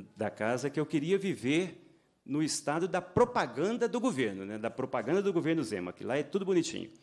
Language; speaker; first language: Portuguese; native; Portuguese